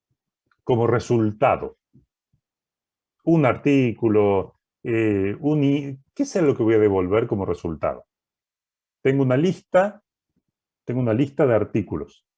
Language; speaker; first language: Spanish; native; Spanish